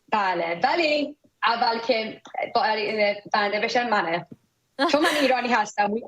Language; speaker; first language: Persian; early bilingual, heritage; Persian